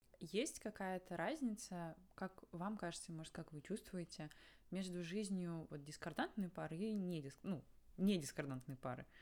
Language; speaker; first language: Russian; native; Russian